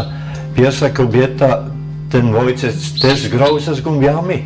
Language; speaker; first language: Polish; early bilingual, heritage; Polish